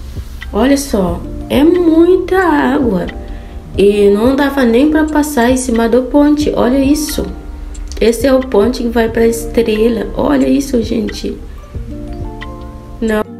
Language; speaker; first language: Portuguese; non-native, fluent; Haitian Creole